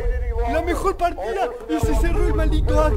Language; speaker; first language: Spanish; native; Spanish